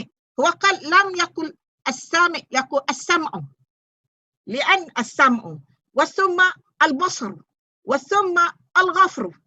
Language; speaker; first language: Arabic; non-native, fluent; Malay